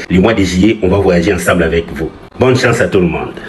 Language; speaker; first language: French; non-native, local second language; Lingala